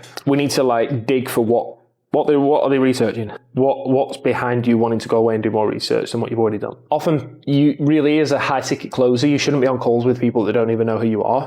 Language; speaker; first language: English; native; English